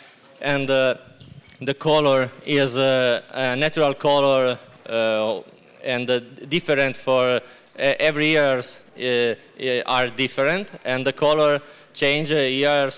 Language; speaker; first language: English; non-native, learner; Italian